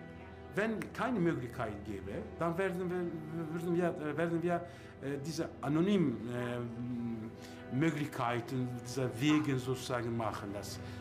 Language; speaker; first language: German; non-native, learner; Turkish